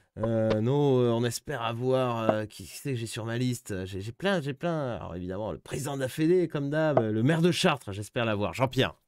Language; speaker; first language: French; native; French